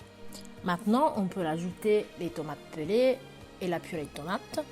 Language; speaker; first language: French; native; French